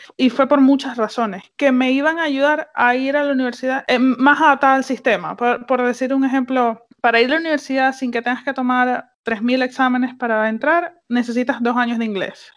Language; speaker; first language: Spanish; native; Spanish